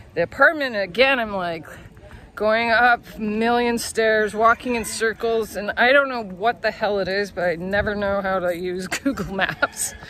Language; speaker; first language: English; native; English